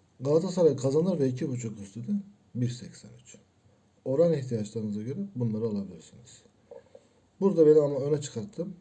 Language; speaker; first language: Turkish; native; Turkish